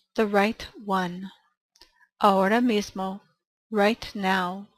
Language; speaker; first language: Spanish; non-native, fluent; English